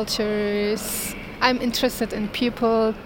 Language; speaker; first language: English; non-native, learner; Turkish